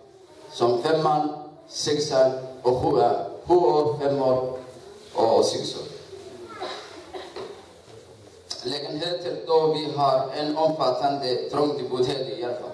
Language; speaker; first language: Swedish; non-native, learner; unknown